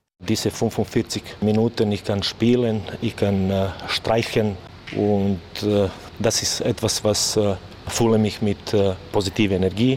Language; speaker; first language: German; non-native, learner; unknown